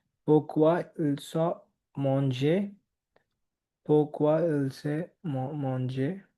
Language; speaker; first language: French; non-native, learner; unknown